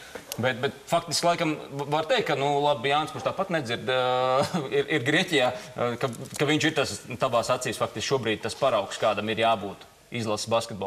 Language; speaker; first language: Latvian; native; Latvian